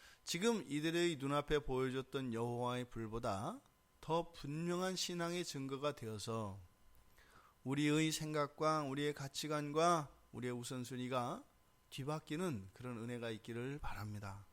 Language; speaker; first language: Korean; native; Korean